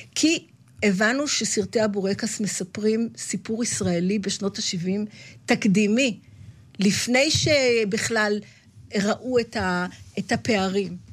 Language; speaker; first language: Hebrew; native; Hebrew